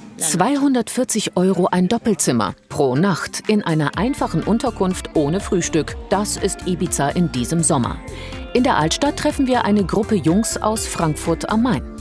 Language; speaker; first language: German; native; German